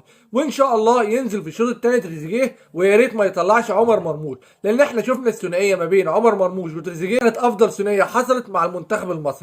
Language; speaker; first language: Arabic; native; Arabic